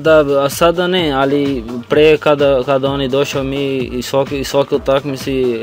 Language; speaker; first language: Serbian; non-native, learner; Portuguese